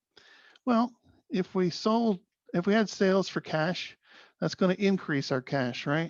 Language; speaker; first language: English; native; English